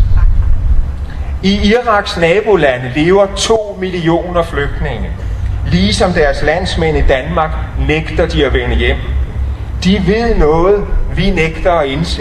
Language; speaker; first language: Danish; native; Danish